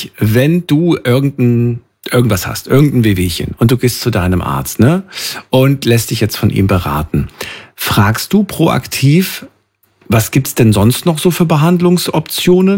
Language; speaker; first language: German; native; German